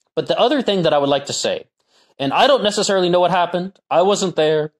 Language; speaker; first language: English; native; English